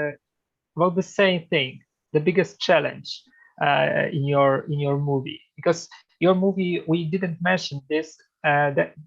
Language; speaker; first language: English; non-native, fluent; Polish